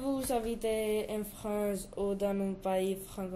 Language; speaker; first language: French; non-native, learner; Spanish